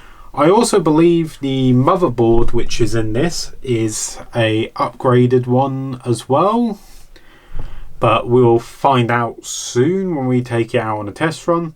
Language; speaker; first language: English; native; English